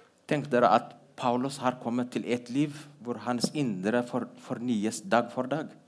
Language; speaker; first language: Norwegian; non-native, fluent; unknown